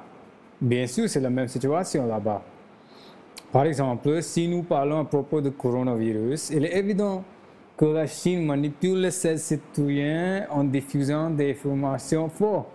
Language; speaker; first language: French; non-native, learner; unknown